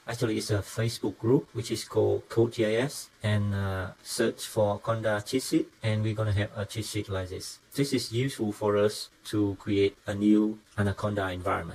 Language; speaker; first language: English; non-native, fluent; Vietnamese